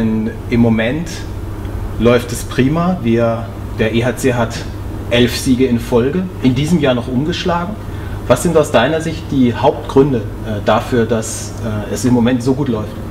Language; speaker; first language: German; native; German